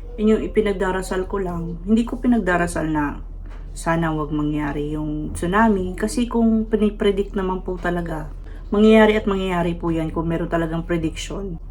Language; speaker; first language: Filipino; native; Filipino